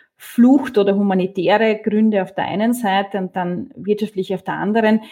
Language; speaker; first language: German; native; German